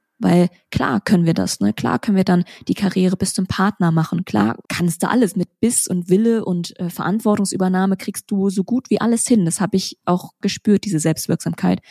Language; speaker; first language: German; early bilingual, other home language; Vietnamese